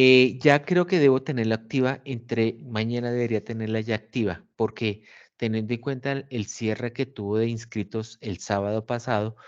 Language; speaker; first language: Spanish; native; Spanish